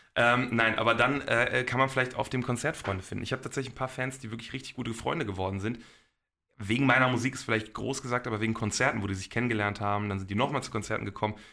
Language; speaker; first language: German; early bilingual, other home language; Polish